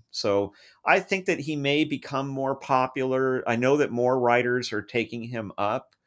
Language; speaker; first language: English; native; English